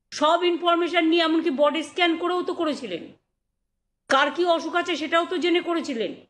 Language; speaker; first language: Bangla; native; Bangla